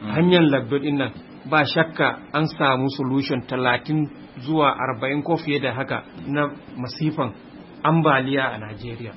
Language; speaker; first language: Hausa; native; Hausa